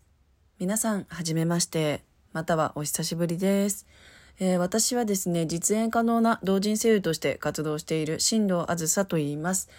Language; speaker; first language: Japanese; native; Japanese